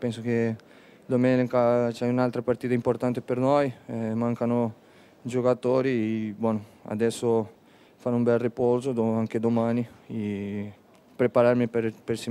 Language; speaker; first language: Italian; non-native, fluent; Spanish